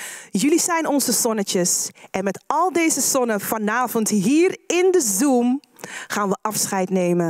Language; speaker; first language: Dutch; native; Dutch